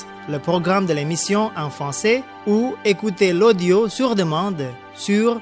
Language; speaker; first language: French; non-native, fluent; Indonesian